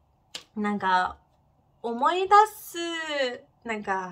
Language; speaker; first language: Japanese; non-native, learner; Ukrainian